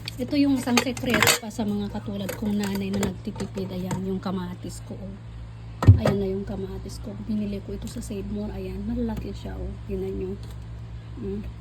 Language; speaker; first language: Filipino; non-native, local second language; Iloko